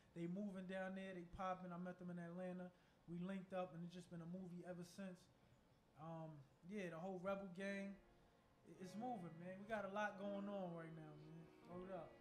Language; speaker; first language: English; native; English